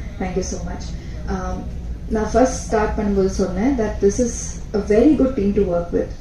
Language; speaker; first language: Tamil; non-native, learner; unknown